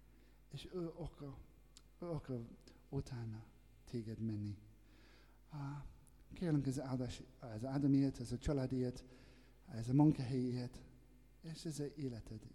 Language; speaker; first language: Hungarian; non-native, learner; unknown